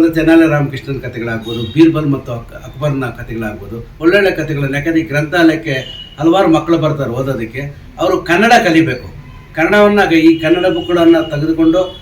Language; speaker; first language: Kannada; non-native, local second language; Urdu